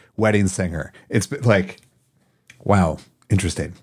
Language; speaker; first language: English; native; English